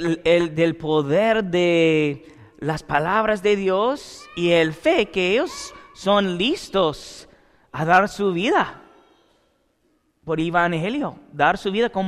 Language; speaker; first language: Spanish; non-native, learner; English